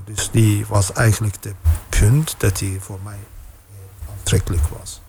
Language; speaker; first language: Dutch; non-native, fluent; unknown